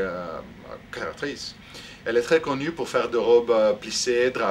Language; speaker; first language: French; non-native, fluent; Greek